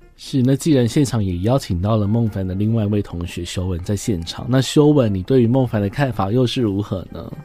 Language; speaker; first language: Chinese; native; Chinese